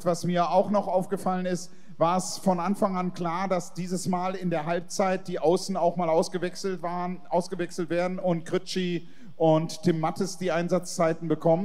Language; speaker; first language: German; native; German